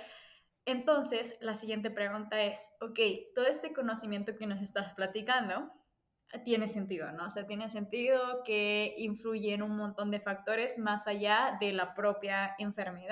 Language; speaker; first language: Spanish; native; Spanish